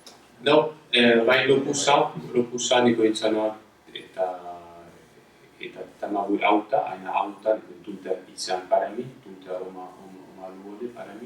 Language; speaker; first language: Finnish; non-native, fluent; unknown